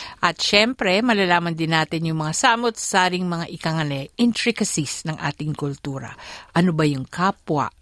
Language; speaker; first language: Filipino; native; Filipino